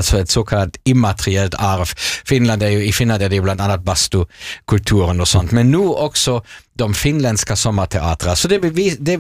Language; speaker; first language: Swedish; non-native, fluent; German